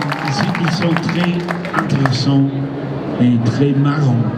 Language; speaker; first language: French; non-native, learner; English